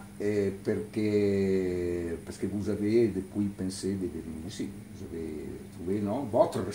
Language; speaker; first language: French; non-native, learner; Italian